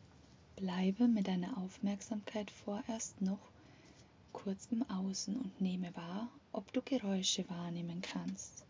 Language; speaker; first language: German; native; German